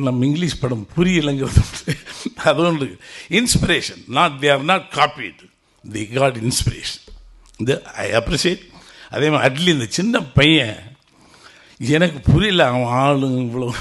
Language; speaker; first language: Tamil; native; Tamil